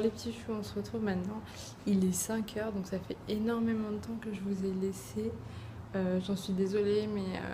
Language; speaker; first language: French; native; French